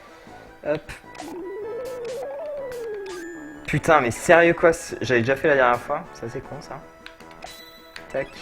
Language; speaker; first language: French; native; French